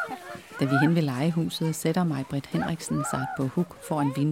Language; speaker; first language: Danish; native; Danish